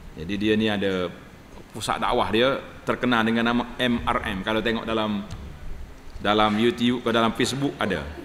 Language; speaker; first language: Malay; native; Malay